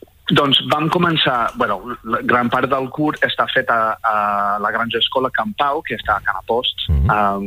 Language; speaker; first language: Catalan; non-native, fluent; English